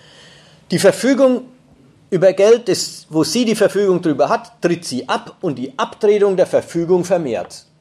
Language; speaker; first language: German; native; German